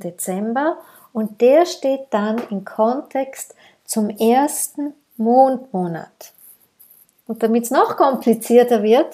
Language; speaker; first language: German; native; German